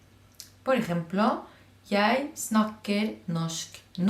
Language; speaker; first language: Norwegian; non-native, fluent; Spanish